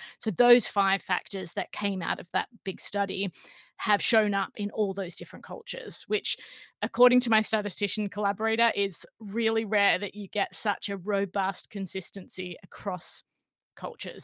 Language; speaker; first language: English; native; English